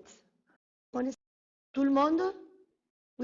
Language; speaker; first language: French; non-native, fluent; Spanish